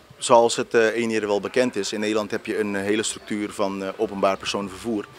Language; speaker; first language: Dutch; non-native, local second language; Papiamento